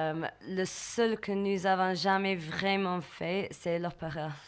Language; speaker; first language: French; non-native, learner; English